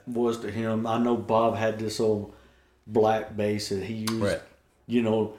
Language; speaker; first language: English; native; English